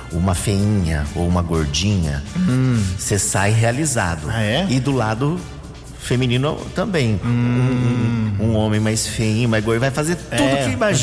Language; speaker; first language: Portuguese; native; Portuguese